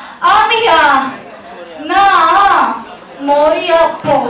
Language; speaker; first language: Korean; non-native, learner; Filipino